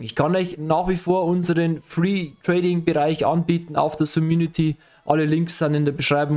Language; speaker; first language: German; native; German